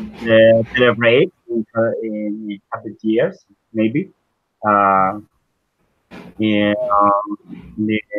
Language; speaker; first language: English; non-native, learner; Spanish